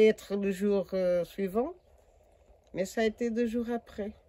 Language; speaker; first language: French; non-native, learner; Portuguese